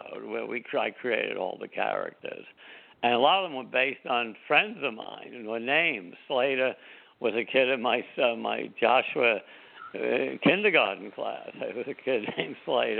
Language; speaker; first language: English; native; English